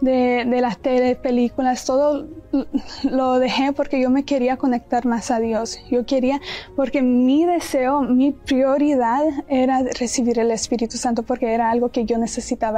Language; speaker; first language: Spanish; early bilingual, heritage; Spanish